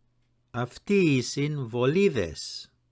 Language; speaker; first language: Greek; non-native, fluent; English